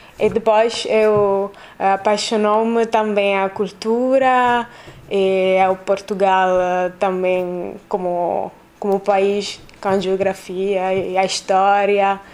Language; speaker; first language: Portuguese; non-native, learner; Italian